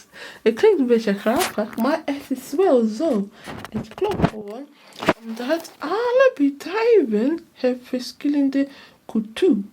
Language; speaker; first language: Dutch; non-native, learner; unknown